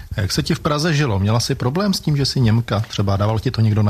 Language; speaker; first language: Czech; native; Czech